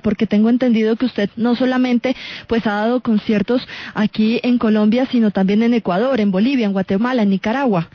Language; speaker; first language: Spanish; native; Spanish